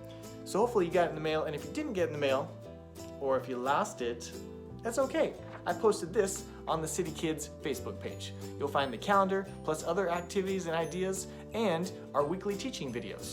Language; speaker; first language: English; native; English